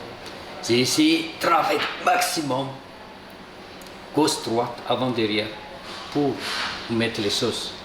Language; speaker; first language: French; non-native, local second language; Malagasy